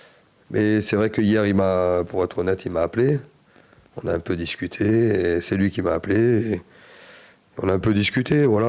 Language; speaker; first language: French; native; French